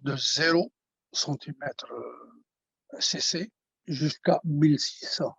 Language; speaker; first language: French; non-native, local second language; Arabic